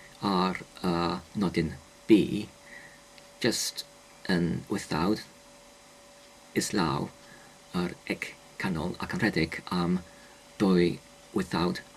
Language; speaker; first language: Welsh; non-native, learner; English